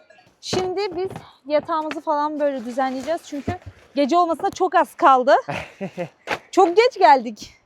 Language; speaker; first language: Turkish; native; Turkish